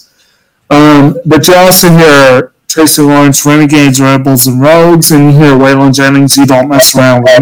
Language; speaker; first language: English; native; English